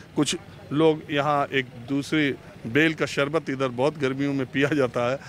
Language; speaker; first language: Hindi; native; Hindi